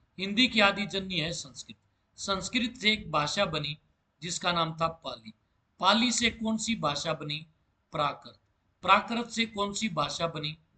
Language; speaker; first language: Hindi; native; Hindi